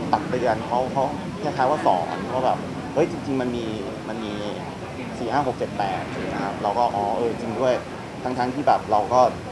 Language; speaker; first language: Thai; native; Thai